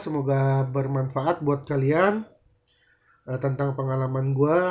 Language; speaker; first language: Indonesian; native; Indonesian